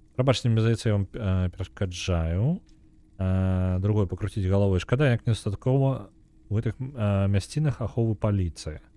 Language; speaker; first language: Belarusian; non-native, local second language; Russian